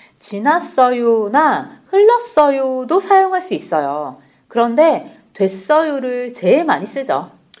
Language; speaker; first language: Korean; native; Korean